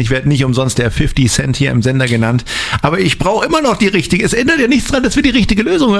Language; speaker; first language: German; native; German